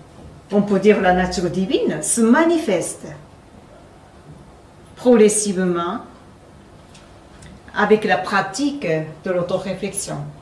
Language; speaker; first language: French; non-native, fluent; Japanese